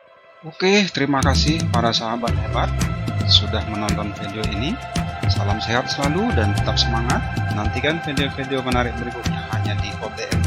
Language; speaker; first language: Indonesian; native; Indonesian